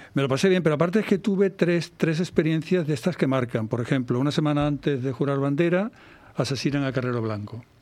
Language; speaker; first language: Spanish; native; Spanish